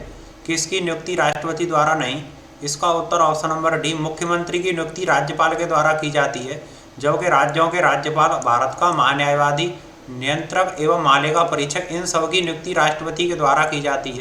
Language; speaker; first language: Hindi; native; Hindi